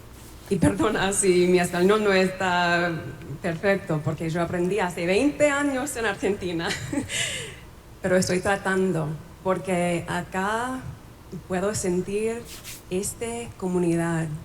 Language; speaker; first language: Spanish; non-native, learner; English